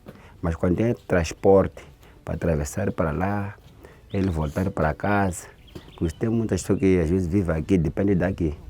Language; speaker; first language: Portuguese; non-native, local second language; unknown